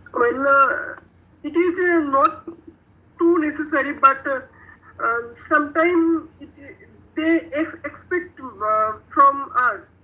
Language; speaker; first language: English; non-native, learner; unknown